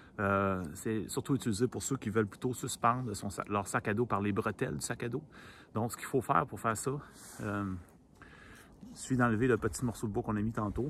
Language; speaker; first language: French; native; French